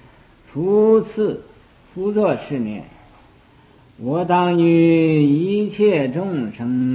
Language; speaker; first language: Chinese; native; Chinese